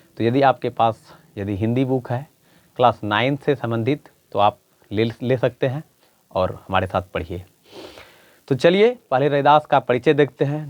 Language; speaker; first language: Hindi; native; Hindi